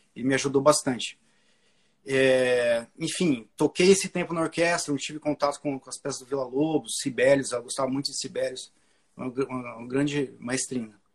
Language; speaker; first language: Portuguese; native; Portuguese